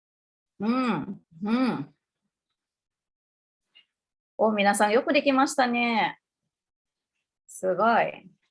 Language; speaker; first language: Japanese; non-native, fluent; Indonesian